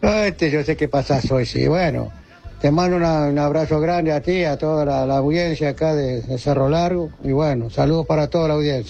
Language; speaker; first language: Spanish; native; Spanish